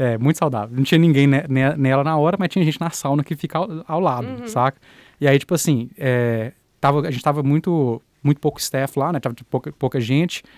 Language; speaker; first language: Portuguese; native; Portuguese